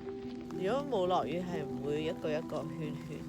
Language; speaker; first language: Cantonese; native; Cantonese